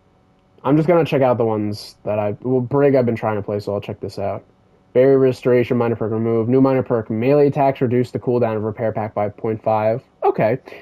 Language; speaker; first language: English; native; English